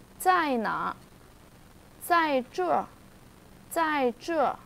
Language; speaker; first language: Chinese; non-native, fluent; Vietnamese